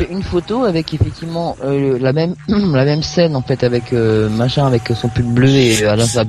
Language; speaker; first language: French; native; French